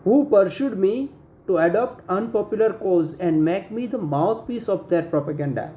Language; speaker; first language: English; non-native, local second language; Gujarati